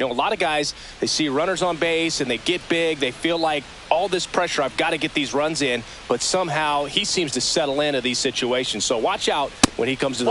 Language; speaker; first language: English; native; English